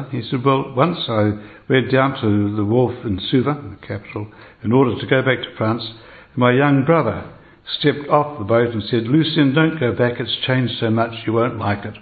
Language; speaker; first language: English; native; English